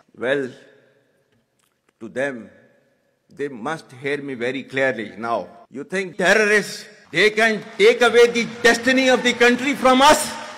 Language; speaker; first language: English; non-native, local second language; Urdu